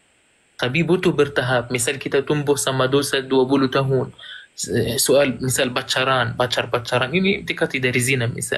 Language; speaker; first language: Indonesian; non-native, fluent; Arabic